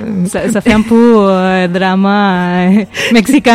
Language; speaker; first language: French; non-native, fluent; Spanish